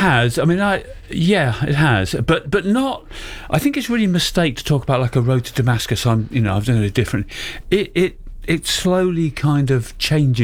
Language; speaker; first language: English; native; English